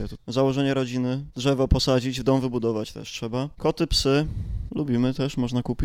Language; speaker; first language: Polish; native; Polish